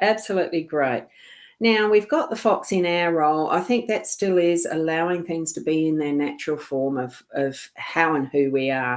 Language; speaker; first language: English; native; English